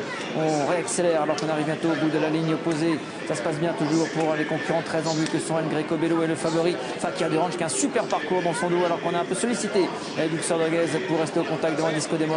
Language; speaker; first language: French; native; French